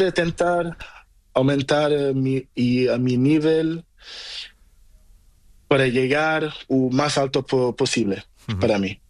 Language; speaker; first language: Spanish; non-native, learner; Portuguese